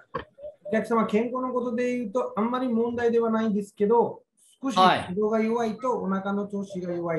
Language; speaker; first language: Japanese; non-native, fluent; Hindi